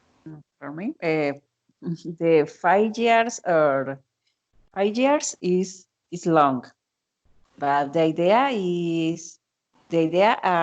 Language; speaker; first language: English; non-native, learner; Spanish